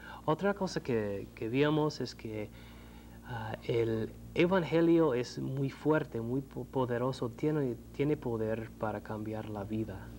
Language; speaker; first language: Spanish; non-native, fluent; English